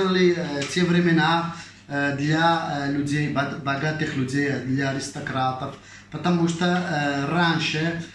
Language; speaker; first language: Russian; non-native, fluent; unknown